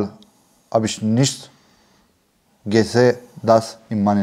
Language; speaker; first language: German; non-native, learner; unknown